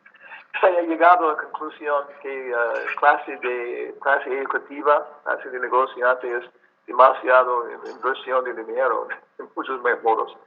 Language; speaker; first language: Spanish; non-native, learner; English